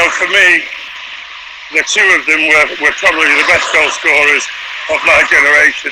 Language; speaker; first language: English; native; English